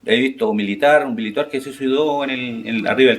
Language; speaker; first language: Spanish; native; Spanish